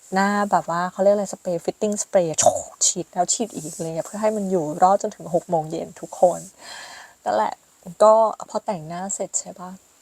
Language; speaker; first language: Thai; native; Thai